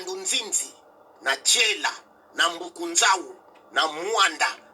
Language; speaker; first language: Lingala; non-native, local second language; Kongo